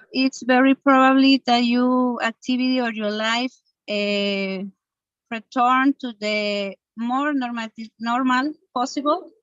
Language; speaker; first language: English; non-native, learner; Spanish